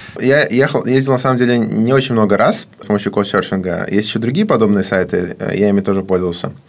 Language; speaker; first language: Russian; native; Russian